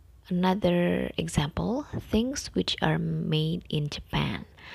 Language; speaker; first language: English; non-native, fluent; Indonesian